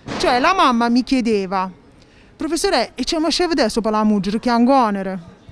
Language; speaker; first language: Italian; native; Italian